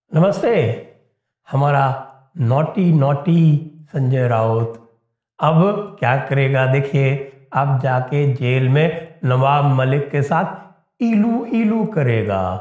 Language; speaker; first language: Hindi; native; Hindi